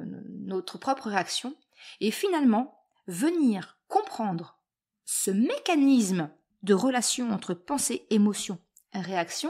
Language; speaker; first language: French; native; French